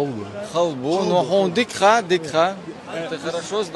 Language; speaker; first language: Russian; non-native, local second language; Chechen